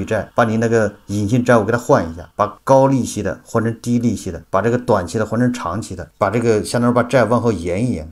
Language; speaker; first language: Chinese; native; Chinese